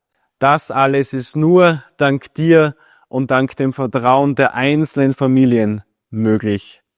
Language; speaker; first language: German; native; German